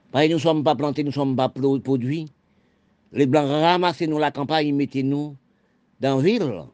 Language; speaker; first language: French; non-native, local second language; Haitian Creole